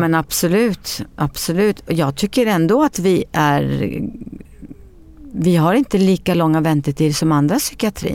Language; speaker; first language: Swedish; early bilingual, other home language; Arabic